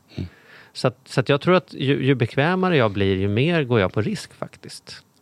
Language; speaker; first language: Swedish; native; Swedish